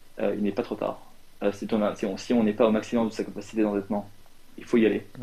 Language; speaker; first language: French; non-native, local second language; Arabic